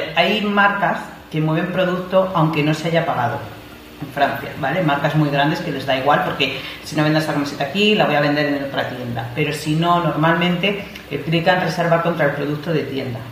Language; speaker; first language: Spanish; native; Spanish